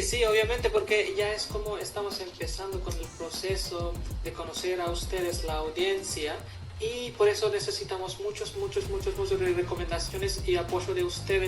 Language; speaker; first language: Spanish; non-native, fluent; Hindi